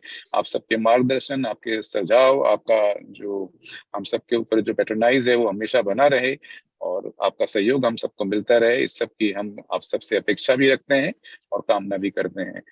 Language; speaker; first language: Hindi; native; Hindi